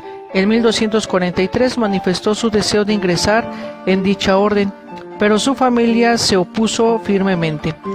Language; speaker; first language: Spanish; native; Spanish